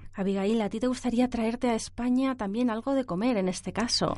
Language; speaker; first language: Spanish; native; Spanish